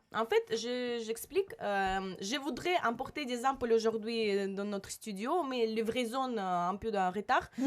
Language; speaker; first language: French; non-native, learner; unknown